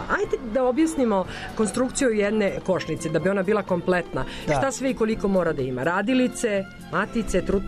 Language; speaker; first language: Serbian; native; Serbian